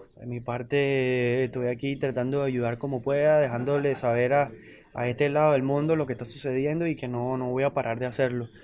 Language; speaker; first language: Spanish; native; Spanish